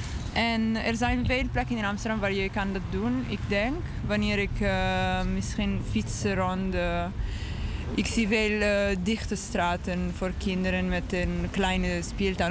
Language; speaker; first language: Dutch; non-native, learner; English